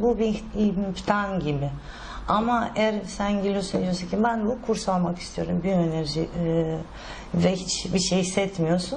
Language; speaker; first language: Turkish; non-native, fluent; Russian